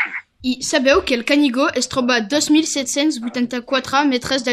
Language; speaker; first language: Catalan; native; Catalan